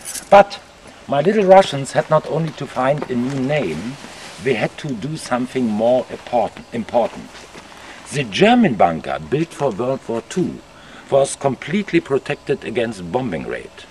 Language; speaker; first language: English; non-native, fluent; German